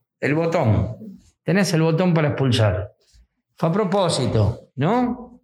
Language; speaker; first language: Spanish; native; Spanish